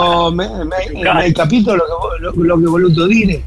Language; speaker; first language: Italian; non-native, fluent; Spanish